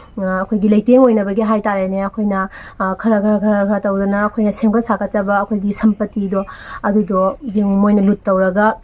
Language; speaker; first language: Manipuri; native; Manipuri